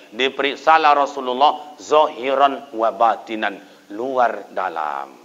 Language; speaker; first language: Malay; non-native, local second language; Minangkabau